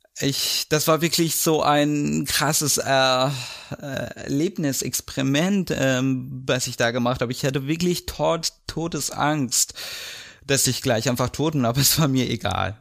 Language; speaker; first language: German; non-native, fluent; Kurdish